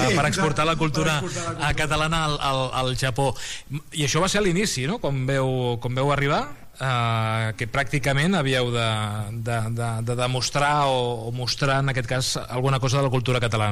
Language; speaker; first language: Catalan; native; Catalan